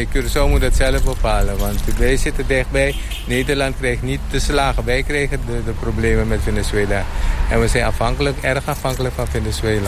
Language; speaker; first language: Dutch; non-native, local second language; Papiamento